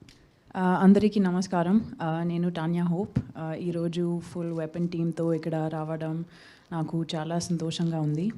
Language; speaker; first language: Telugu; non-native, fluent; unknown